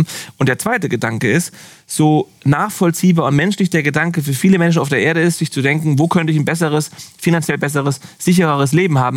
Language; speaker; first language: German; native; German